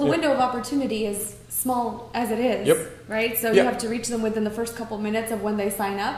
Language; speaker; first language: English; native; English